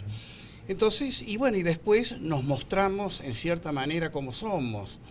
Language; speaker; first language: Spanish; native; Spanish